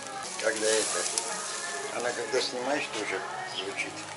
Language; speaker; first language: Russian; non-native, local second language; Azerbaijani